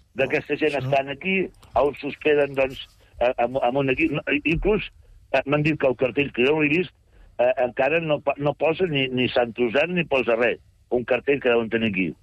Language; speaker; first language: Catalan; native; Catalan